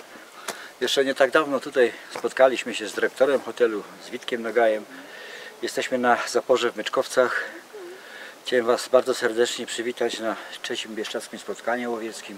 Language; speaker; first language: Polish; native; Polish